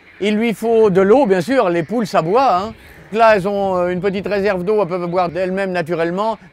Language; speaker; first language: French; native; French